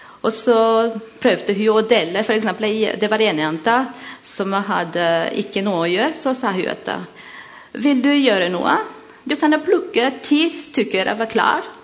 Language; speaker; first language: Norwegian; non-native, learner; Malagasy